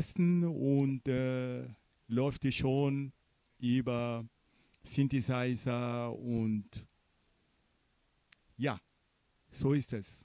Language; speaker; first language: German; non-native, fluent; Portuguese